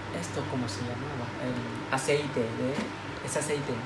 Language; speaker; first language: Spanish; non-native, learner; Thai